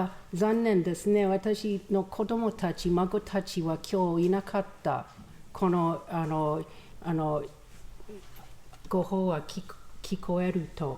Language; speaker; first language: Japanese; non-native, learner; English